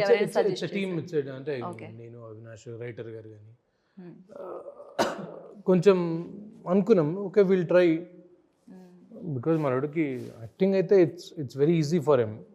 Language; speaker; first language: Telugu; native; Telugu